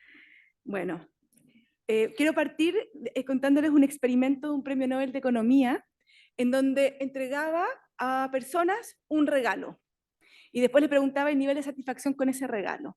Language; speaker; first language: Spanish; native; Spanish